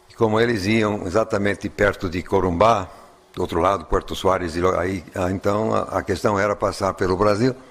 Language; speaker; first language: Portuguese; non-native, fluent; English